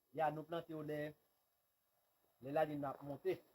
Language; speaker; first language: Haitian Creole; native; Haitian Creole